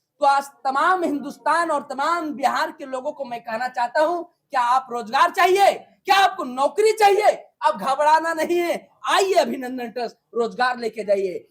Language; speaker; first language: Hindi; native; Hindi